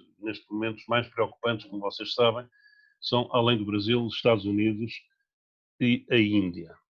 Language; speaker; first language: Portuguese; native; Portuguese